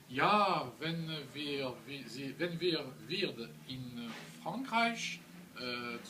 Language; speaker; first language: German; non-native, learner; French